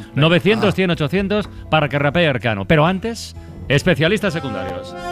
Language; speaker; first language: Spanish; native; Spanish